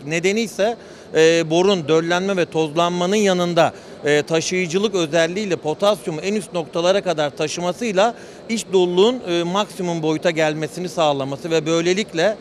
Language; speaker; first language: Turkish; native; Turkish